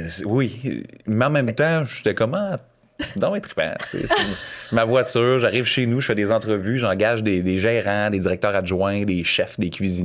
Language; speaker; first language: French; native; French